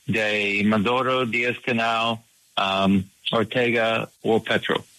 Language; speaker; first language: Spanish; non-native, learner; English